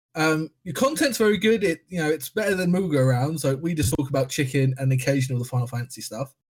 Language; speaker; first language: English; native; English